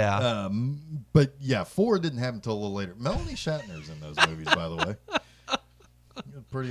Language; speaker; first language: English; native; English